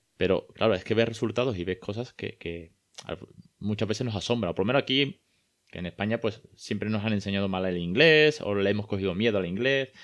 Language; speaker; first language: Spanish; native; Spanish